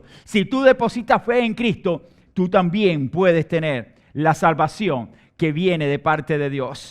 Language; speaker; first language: Spanish; native; Spanish